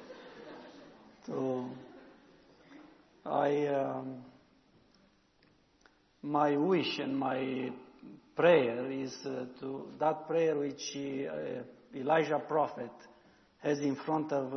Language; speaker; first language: English; non-native, learner; Romanian